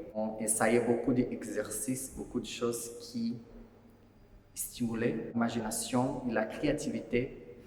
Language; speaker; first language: French; non-native, fluent; Portuguese